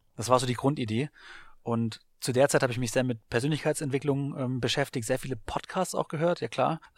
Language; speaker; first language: German; native; German